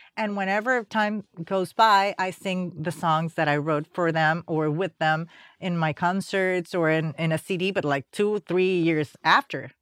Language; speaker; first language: English; non-native, fluent; Spanish